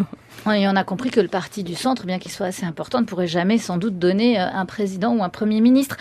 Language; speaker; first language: French; native; French